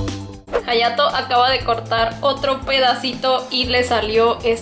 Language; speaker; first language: Spanish; native; Spanish